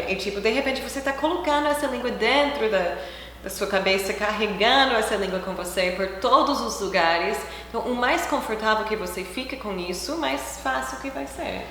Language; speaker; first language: Portuguese; non-native, fluent; English